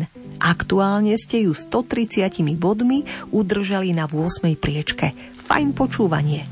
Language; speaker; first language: Slovak; native; Slovak